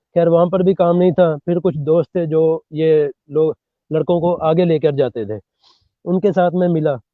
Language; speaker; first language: Urdu; non-native, local second language; Punjabi